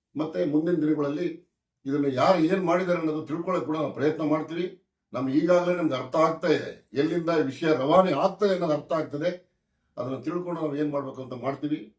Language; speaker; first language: Kannada; native; Kannada